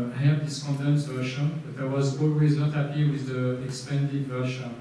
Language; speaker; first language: English; non-native, learner; French